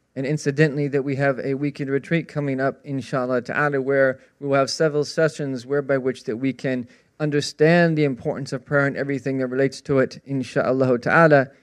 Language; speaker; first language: English; native; English